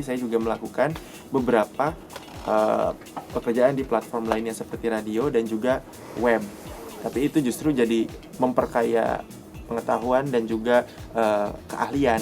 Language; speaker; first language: Indonesian; native; Indonesian